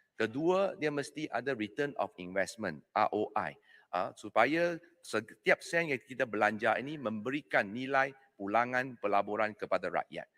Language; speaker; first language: Malay; non-native, local second language; Chinese